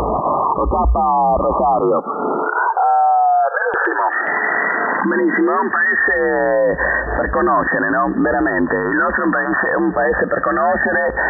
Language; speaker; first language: Italian; non-native, fluent; Spanish